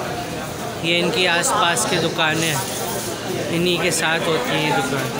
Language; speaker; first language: Hindi; native; Hindi